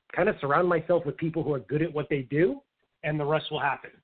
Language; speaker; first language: English; native; English